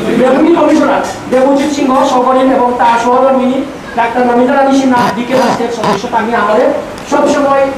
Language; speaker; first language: Bangla; non-native, local second language; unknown